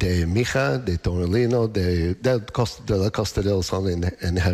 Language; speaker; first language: Spanish; non-native, learner; English